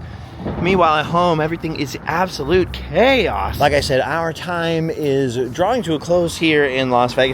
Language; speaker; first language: English; native; English